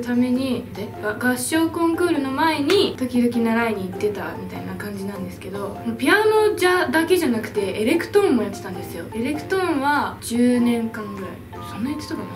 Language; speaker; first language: Japanese; native; Japanese